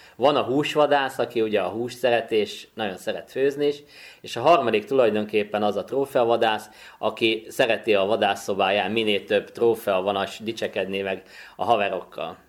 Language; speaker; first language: Hungarian; native; Hungarian